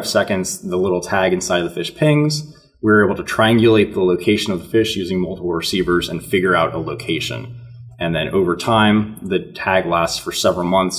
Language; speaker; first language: English; native; English